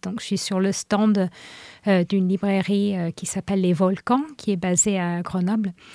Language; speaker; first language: French; non-native, fluent; English